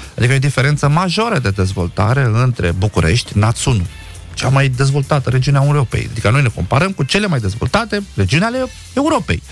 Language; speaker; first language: Romanian; non-native, local second language; Romany